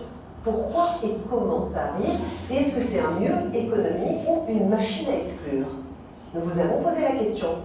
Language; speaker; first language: French; native; French